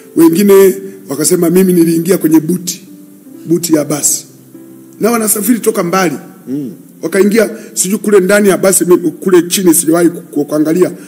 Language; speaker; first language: Swahili; native; Swahili